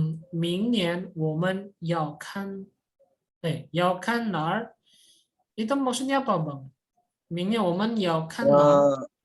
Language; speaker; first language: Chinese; non-native, fluent; Indonesian